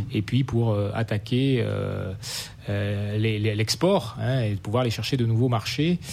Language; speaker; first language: French; native; French